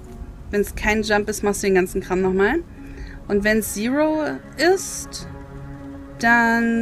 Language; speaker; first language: German; native; German